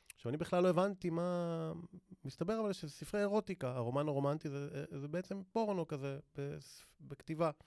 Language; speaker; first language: Hebrew; native; Hebrew